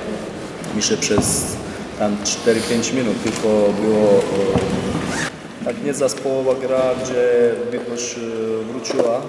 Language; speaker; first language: Polish; non-native, fluent; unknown